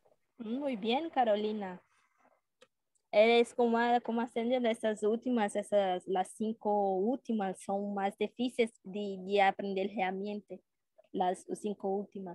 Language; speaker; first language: Spanish; non-native, learner; Portuguese